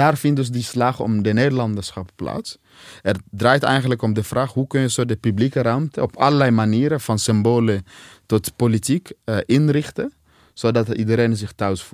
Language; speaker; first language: Dutch; non-native, fluent; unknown